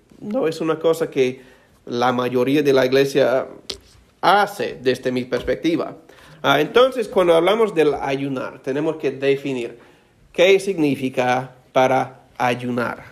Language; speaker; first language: Spanish; non-native, fluent; English